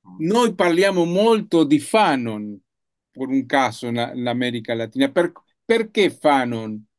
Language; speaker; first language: Italian; non-native, learner; Spanish